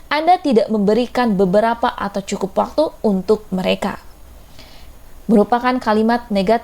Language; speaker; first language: Indonesian; native; Indonesian